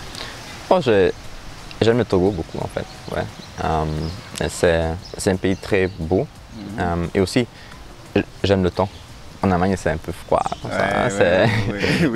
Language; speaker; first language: French; non-native, learner; German